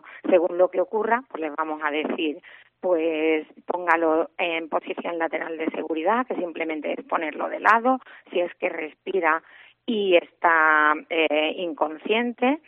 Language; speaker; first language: Spanish; native; Spanish